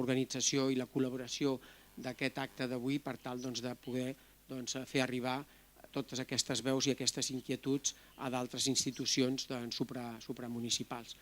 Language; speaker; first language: Catalan; native; Catalan